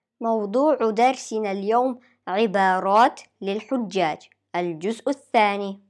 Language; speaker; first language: Arabic; non-native, fluent; Russian